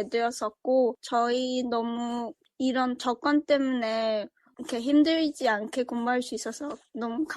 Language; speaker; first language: Korean; early bilingual, other home language; Chinese